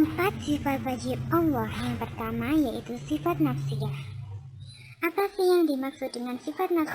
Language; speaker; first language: Indonesian; native; Indonesian